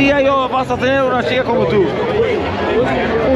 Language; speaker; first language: Spanish; non-native, learner; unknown